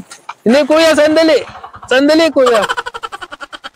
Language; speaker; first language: Filipino; non-native, learner; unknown